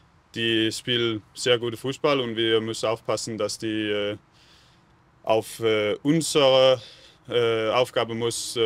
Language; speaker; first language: German; non-native, learner; Danish